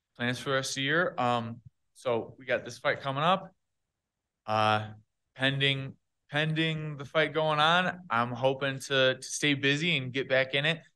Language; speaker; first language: English; native; English